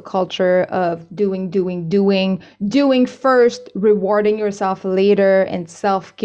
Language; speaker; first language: English; native; English